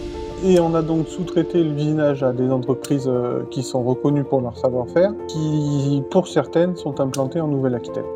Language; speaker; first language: French; native; French